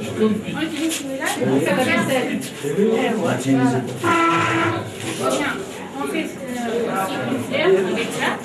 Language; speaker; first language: French; non-native, local second language; Arabic